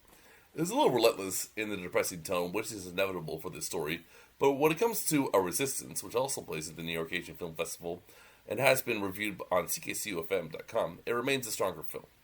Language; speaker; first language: English; native; English